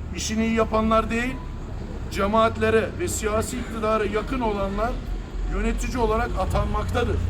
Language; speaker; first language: Turkish; early bilingual, heritage; Turkish